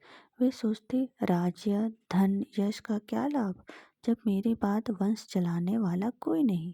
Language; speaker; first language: Hindi; native; Hindi